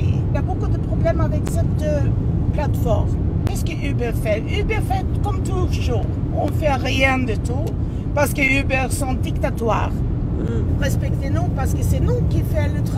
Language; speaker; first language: French; non-native, learner; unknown